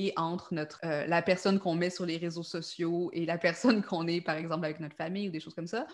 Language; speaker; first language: French; native; French